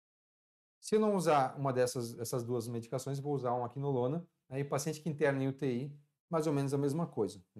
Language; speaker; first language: Portuguese; native; Portuguese